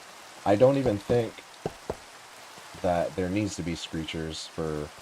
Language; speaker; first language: English; native; English